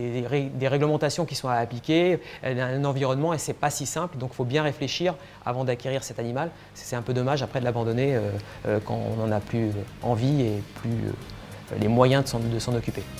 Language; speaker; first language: French; native; French